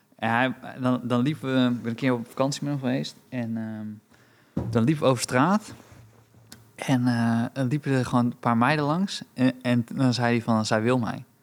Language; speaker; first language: Dutch; early bilingual, other home language; Romanian